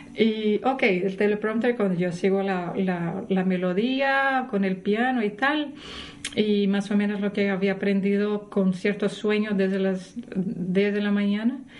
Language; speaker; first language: Spanish; non-native, fluent; Portuguese